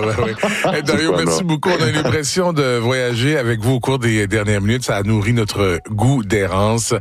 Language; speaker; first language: French; native; French